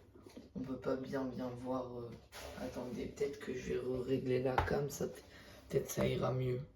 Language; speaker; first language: French; native; French